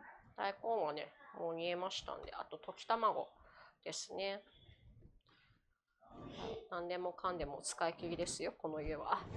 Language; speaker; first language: Japanese; native; Japanese